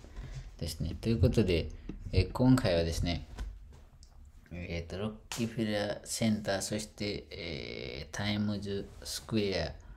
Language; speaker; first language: Japanese; non-native, fluent; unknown